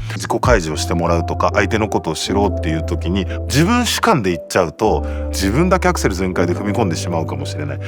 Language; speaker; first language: Japanese; native; Japanese